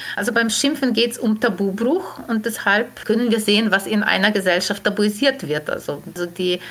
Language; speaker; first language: German; non-native, fluent; Ukrainian